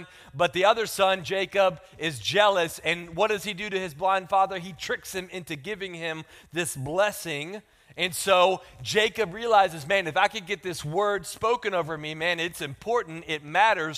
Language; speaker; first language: English; native; English